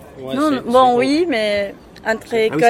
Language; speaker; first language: French; non-native, learner; Spanish